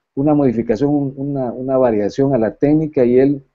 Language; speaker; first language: Spanish; native; Spanish